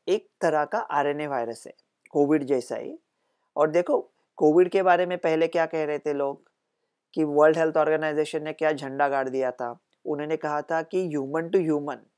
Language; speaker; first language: Hindi; non-native, local second language; Marathi